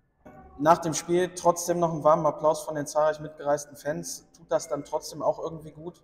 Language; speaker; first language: German; native; German